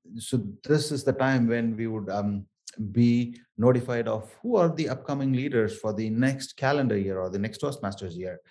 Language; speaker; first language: English; non-native, local second language; Tamil